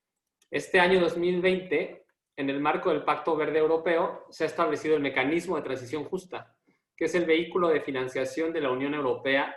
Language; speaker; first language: Spanish; native; Spanish